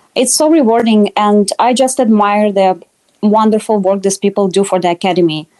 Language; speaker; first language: English; non-native, fluent; Russian